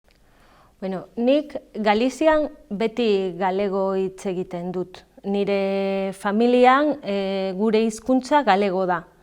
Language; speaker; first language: Basque; non-native, learner; Galician